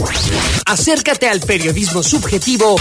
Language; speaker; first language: Spanish; native; Spanish